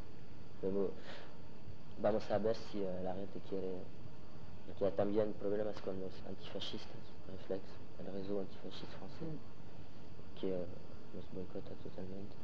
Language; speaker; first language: Spanish; non-native, learner; French